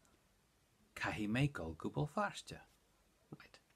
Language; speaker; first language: Irish; non-native, local second language; English